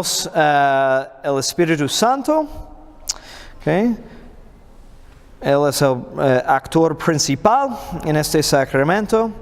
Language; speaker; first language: Spanish; non-native, fluent; English